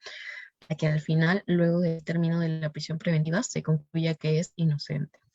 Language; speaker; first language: Spanish; native; Spanish